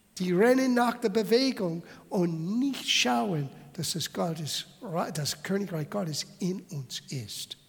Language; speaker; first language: German; non-native, fluent; English